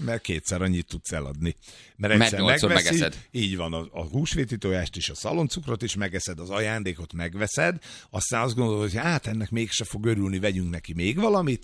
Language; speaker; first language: Hungarian; native; Hungarian